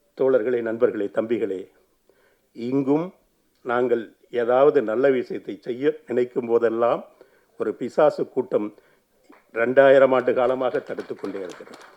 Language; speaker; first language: Tamil; native; Tamil